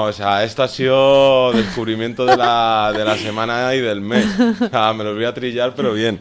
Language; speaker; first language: Spanish; native; Spanish